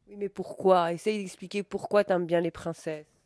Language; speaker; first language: French; native; French